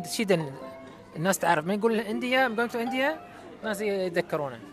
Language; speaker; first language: Arabic; native; Arabic